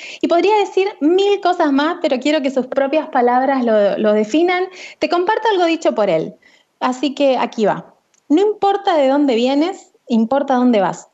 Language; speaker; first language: Spanish; native; Spanish